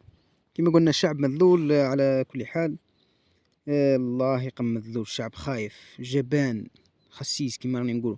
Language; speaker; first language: Arabic; native; Arabic